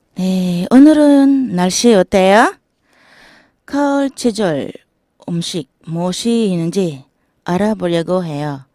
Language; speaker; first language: Korean; non-native, learner; Filipino